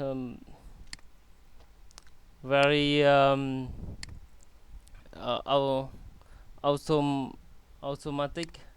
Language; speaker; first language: English; non-native, learner; Vietnamese